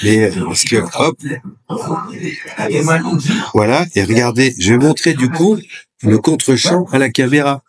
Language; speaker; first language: French; native; French